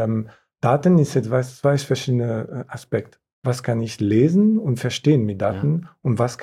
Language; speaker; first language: German; non-native, fluent; French